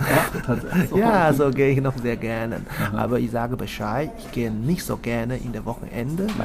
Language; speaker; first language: German; non-native, learner; Chinese